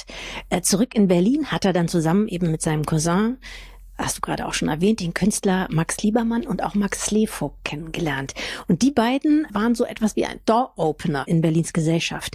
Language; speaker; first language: German; native; German